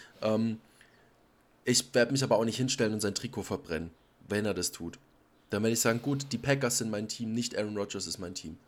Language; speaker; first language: German; native; German